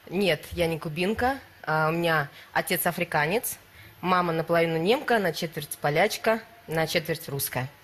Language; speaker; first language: Russian; native; Russian